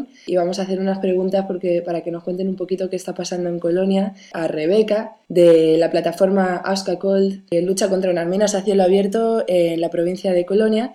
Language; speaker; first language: Spanish; native; Spanish